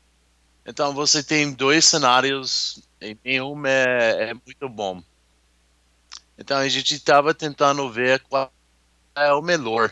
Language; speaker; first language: Portuguese; non-native, learner; English